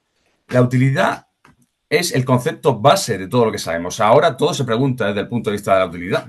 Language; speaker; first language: Spanish; native; Spanish